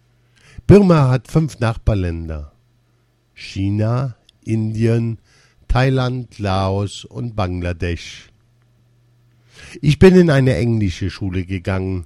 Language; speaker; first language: German; non-native, learner; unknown